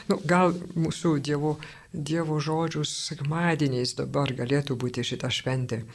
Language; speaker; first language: Lithuanian; non-native, fluent; French